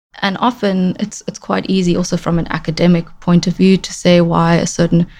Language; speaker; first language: English; native; English